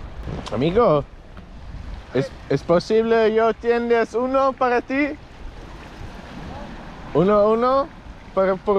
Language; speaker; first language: Spanish; non-native, learner; Dutch